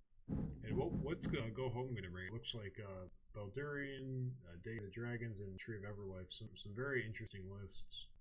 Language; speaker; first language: English; native; English